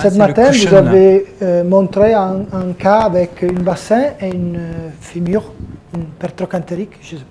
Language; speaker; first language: French; non-native, fluent; Italian